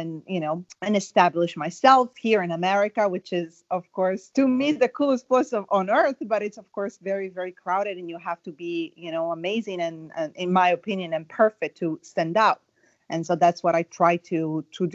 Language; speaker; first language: English; non-native, fluent; Italian